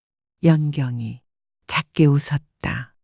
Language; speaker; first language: Korean; native; Korean